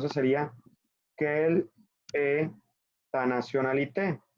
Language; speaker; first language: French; non-native, fluent; Spanish